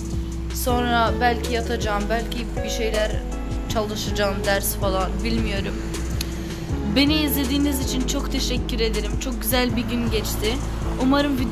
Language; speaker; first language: Turkish; early bilingual, other home language; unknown